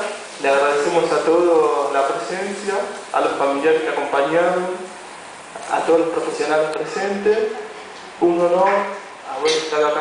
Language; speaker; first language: Spanish; native; Spanish